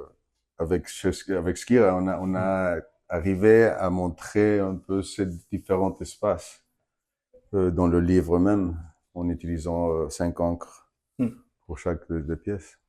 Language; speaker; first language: French; non-native, fluent; Spanish